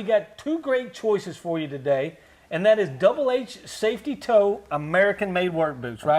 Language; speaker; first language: English; native; English